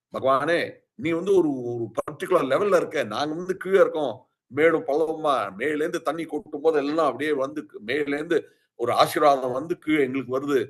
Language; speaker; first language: Tamil; early bilingual, heritage; Tamil